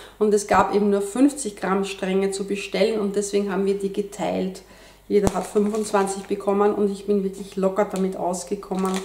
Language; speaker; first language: German; native; German